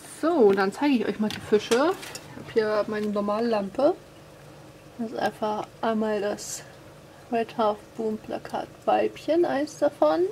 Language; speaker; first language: German; native; German